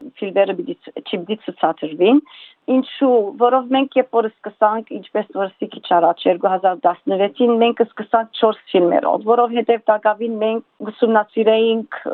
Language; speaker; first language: Armenian; early bilingual, heritage; Armenian